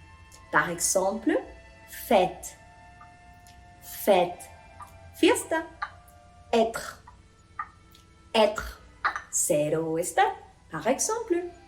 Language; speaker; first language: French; non-native, fluent; Spanish